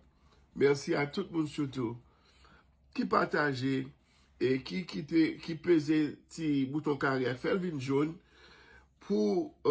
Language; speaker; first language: French; non-native, local second language; Haitian Creole